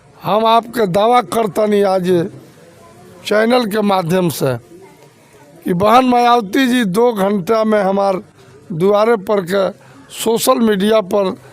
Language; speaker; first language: Bhojpuri; native; Bhojpuri